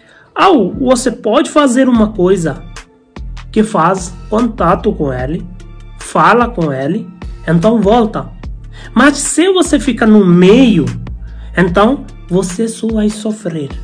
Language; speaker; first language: Portuguese; non-native, learner; Hindi